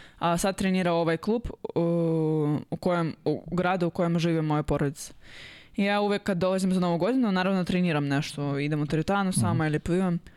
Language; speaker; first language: Serbian; non-native, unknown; Russian